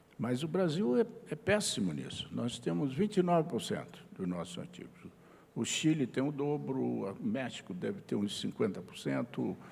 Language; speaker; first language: Portuguese; native; Portuguese